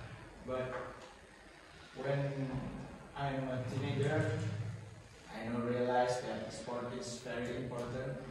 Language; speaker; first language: English; non-native, learner; Indonesian